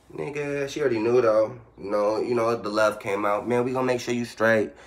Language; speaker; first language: English; native; English